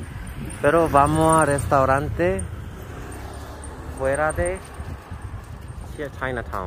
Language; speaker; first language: Spanish; non-native, fluent; Korean